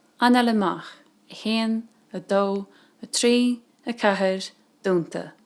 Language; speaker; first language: Irish; native; Irish